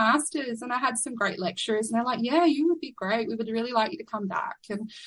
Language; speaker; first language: English; native; English